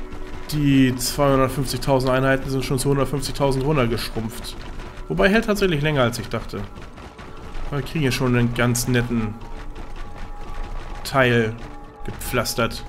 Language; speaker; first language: German; native; German